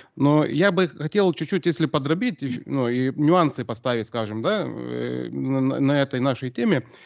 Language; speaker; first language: Russian; non-native, local second language; Lithuanian